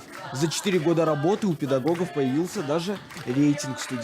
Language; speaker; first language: Russian; native; Russian